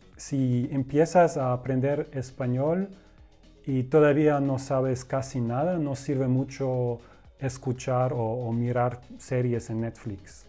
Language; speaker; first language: Spanish; non-native, fluent; German